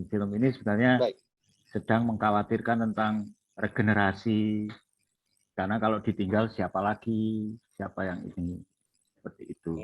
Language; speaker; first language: Indonesian; native; Indonesian